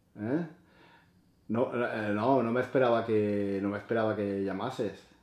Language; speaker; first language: Spanish; native; Spanish